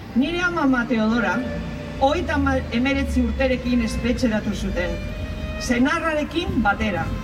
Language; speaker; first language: Basque; native; Basque